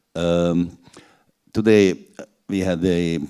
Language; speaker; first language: English; non-native, fluent; Hungarian